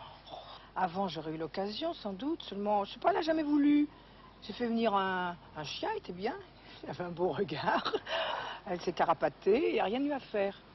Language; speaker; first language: French; native; French